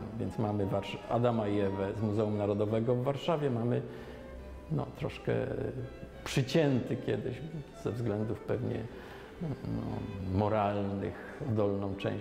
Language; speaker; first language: Polish; native; Polish